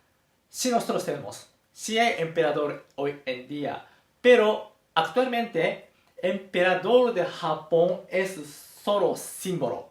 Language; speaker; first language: Spanish; non-native, fluent; Japanese